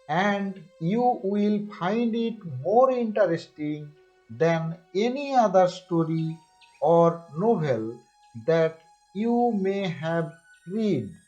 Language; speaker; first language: English; non-native, local second language; Bangla